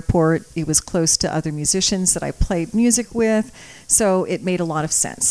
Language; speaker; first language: English; early bilingual, other home language; Croatian